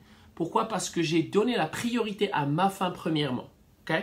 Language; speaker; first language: French; non-native, fluent; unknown